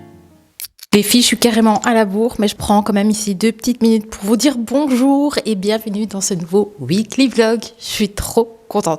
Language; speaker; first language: French; native; French